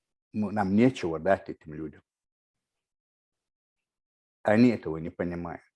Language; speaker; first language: Russian; non-native, local second language; Chechen